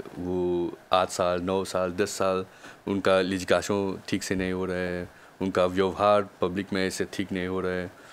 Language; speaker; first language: Hindi; non-native, local second language; Bhojpuri